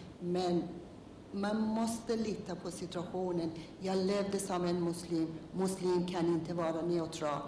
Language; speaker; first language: Swedish; non-native, learner; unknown